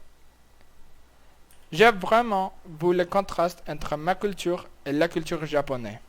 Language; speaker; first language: French; non-native, learner; Spanish